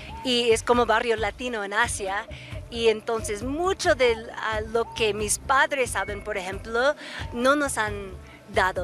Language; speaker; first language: Spanish; native; Spanish